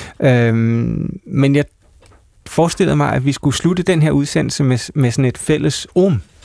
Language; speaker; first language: Danish; native; Danish